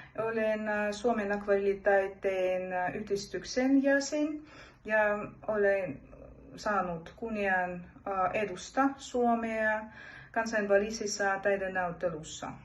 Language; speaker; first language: Finnish; non-native, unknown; Russian